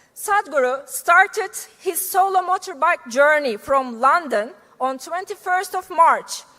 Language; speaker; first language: English; non-native, fluent; Turkish